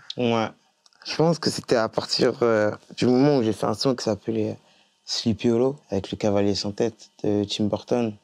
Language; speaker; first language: French; early bilingual, other home language; Fula